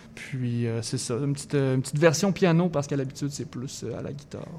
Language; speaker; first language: French; native; French